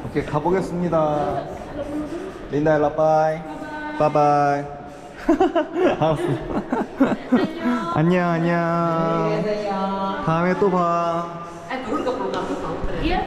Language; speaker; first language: Korean; non-native, learner; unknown